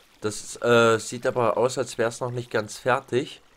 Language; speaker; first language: German; native; German